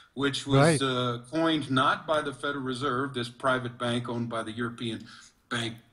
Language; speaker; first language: English; native; English